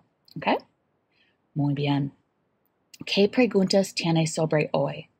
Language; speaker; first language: Spanish; non-native, fluent; English